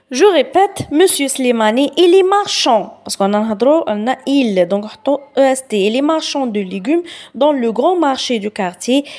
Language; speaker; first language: French; non-native, local second language; Arabic